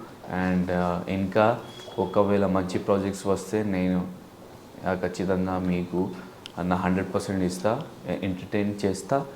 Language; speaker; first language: Telugu; non-native, local second language; Urdu